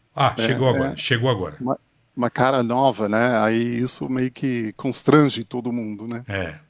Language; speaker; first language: Portuguese; non-native, fluent; English